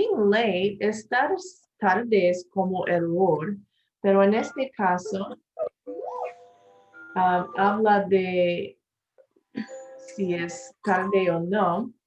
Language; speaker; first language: Spanish; non-native, learner; English